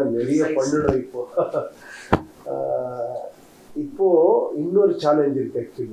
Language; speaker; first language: Tamil; non-native, learner; Kannada